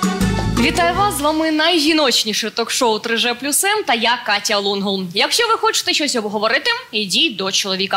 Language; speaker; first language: Ukrainian; native; Ukrainian